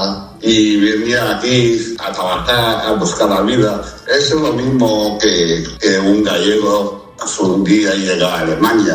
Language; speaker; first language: Spanish; non-native, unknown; Chinese